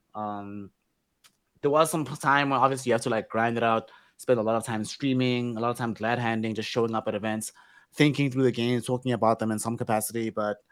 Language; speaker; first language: English; non-native, local second language; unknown